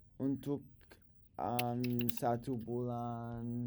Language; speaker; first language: Indonesian; non-native, learner; English